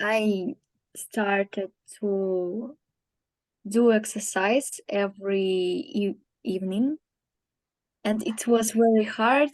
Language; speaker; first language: English; non-native, learner; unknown